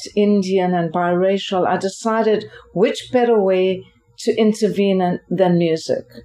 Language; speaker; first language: English; native; English